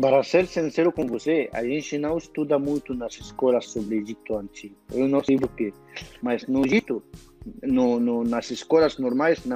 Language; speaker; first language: Portuguese; non-native, fluent; Arabic